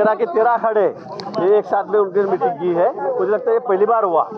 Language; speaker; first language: Hindi; non-native, local second language; Marathi